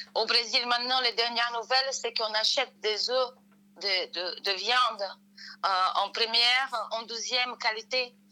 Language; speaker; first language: French; non-native, fluent; Portuguese